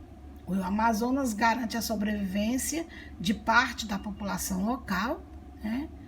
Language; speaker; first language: Portuguese; native; Portuguese